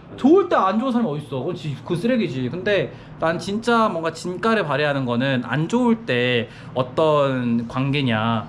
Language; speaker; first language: Korean; native; Korean